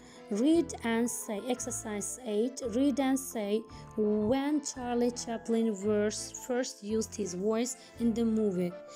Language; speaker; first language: English; non-native, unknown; Azerbaijani